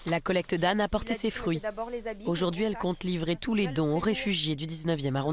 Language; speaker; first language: French; native; French